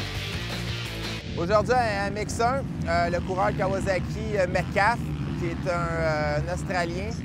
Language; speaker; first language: French; native; French